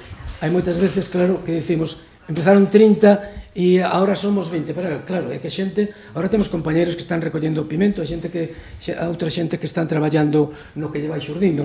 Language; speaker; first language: Galician; native; Galician